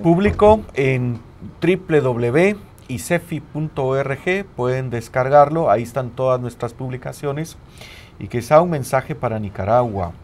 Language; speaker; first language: Spanish; native; Spanish